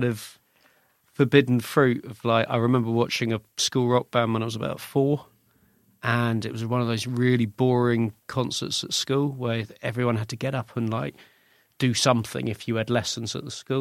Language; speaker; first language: English; native; English